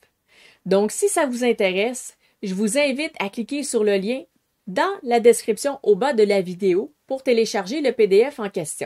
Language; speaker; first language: French; native; French